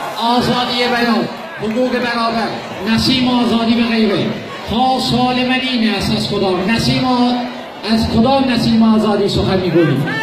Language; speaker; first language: Persian; non-native, local second language; Azerbaijani